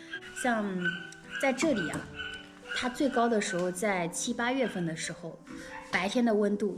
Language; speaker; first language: Chinese; native; Chinese